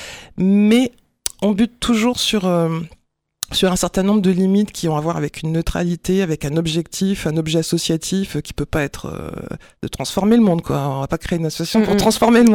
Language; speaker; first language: French; native; French